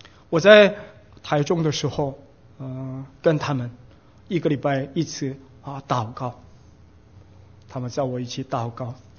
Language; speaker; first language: Chinese; non-native, fluent; Korean